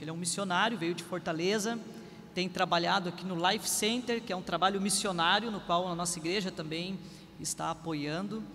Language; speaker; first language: Portuguese; native; Portuguese